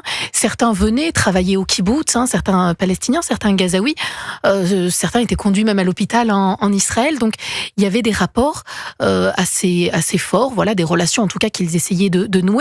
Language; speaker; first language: French; native; French